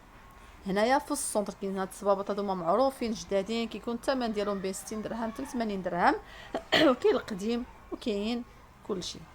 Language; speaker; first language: Arabic; native; Arabic